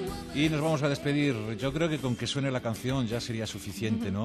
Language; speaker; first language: Spanish; native; Spanish